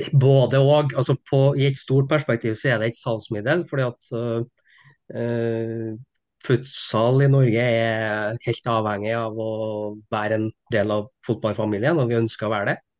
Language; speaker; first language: Norwegian; native; Norwegian